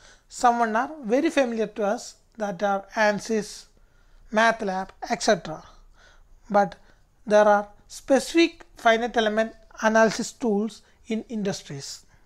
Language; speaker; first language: English; non-native, local second language; Malayalam